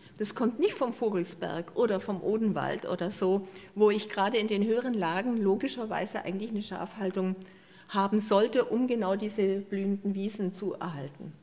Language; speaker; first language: German; native; German